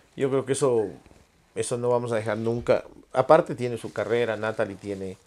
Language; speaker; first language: Spanish; native; Spanish